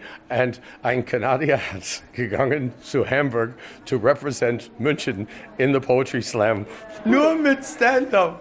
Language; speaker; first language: German; non-native, fluent; English